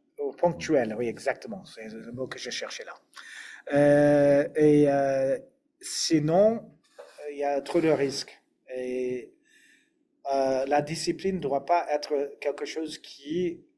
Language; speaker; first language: French; non-native, fluent; English